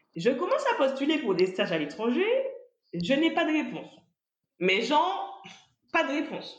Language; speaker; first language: French; native; French